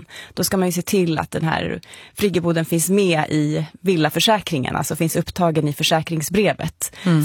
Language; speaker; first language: Swedish; native; Swedish